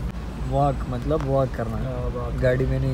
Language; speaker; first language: Urdu; native; Urdu